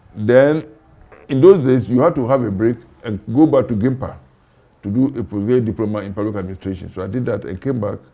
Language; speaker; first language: English; non-native, local second language; Hausa